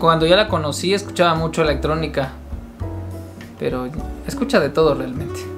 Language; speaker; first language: Spanish; native; Spanish